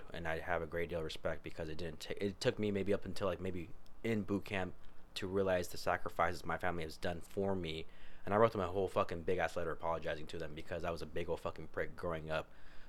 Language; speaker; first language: English; native; English